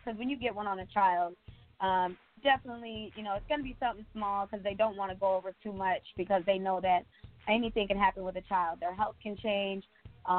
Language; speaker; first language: English; native; English